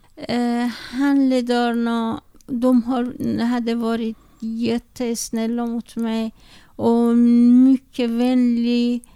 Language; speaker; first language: Swedish; non-native, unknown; Persian